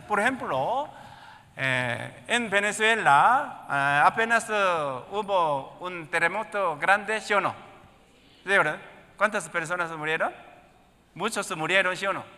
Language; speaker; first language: Spanish; non-native, learner; Korean